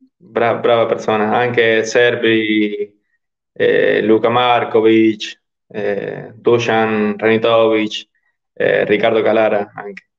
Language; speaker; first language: Italian; non-native, learner; Spanish